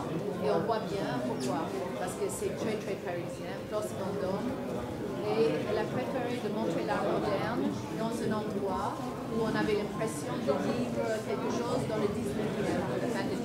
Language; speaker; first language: French; non-native, fluent; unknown